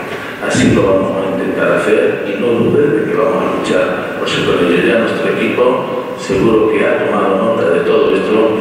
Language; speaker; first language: Spanish; native; Spanish